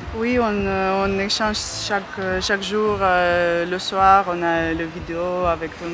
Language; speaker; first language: French; non-native, fluent; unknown